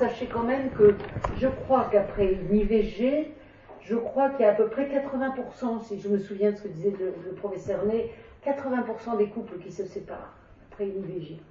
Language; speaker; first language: French; native; French